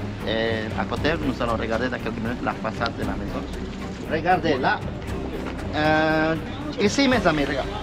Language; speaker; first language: French; non-native, fluent; Spanish